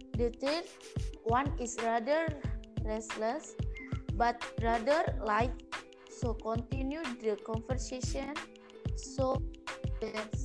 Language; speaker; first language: English; non-native, learner; Indonesian